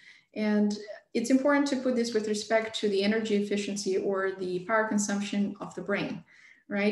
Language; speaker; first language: English; non-native, fluent; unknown